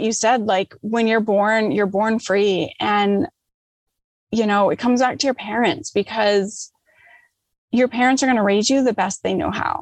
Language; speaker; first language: English; native; English